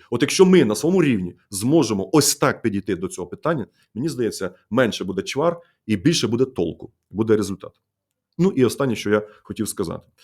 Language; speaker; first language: Ukrainian; native; Ukrainian